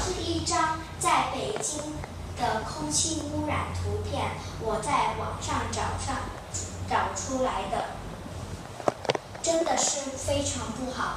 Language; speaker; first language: Chinese; non-native, local second language; Cantonese